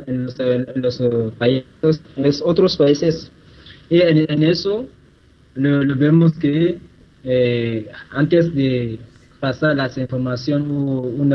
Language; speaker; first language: Spanish; non-native, local second language; Ewe